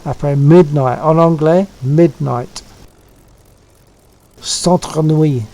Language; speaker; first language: French; non-native, learner; English